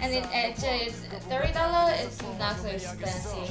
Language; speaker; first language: English; non-native, learner; Korean